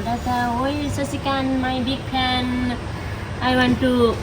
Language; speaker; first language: Hindi; non-native, learner; Nepali